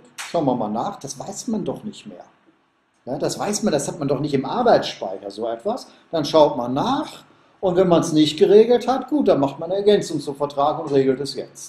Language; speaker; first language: German; native; German